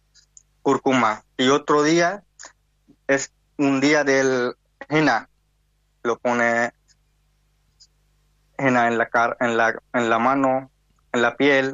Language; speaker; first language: Spanish; non-native, learner; Hindi